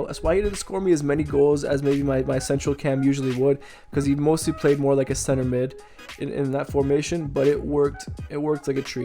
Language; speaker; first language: English; native; English